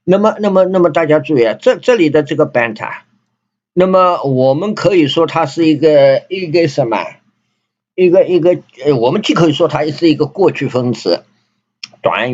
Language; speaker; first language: Chinese; native; Chinese